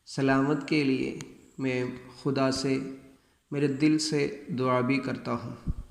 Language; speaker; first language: Urdu; non-native, local second language; Malayalam